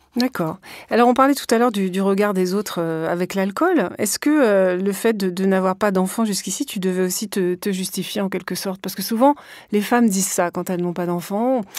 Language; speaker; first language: French; native; French